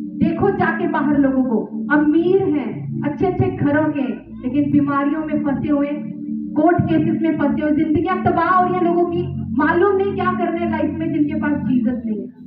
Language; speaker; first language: Hindi; native; Hindi